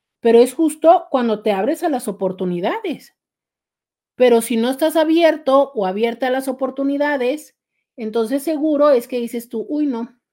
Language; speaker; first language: Spanish; native; Spanish